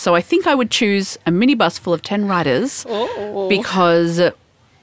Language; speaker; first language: English; native; English